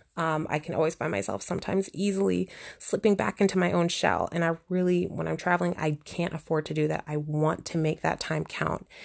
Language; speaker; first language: English; native; English